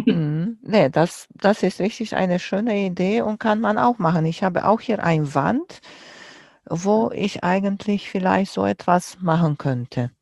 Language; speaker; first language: German; non-native, fluent; Romanian